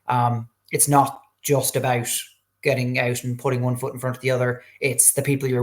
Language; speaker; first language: English; native; English